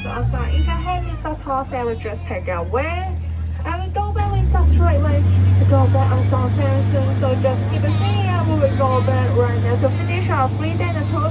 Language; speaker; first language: English; non-native, learner; Cantonese